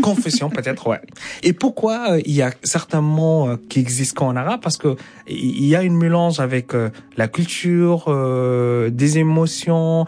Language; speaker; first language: French; non-native, fluent; Arabic